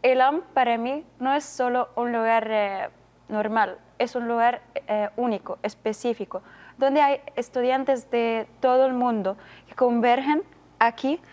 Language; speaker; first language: Spanish; non-native, learner; Arabic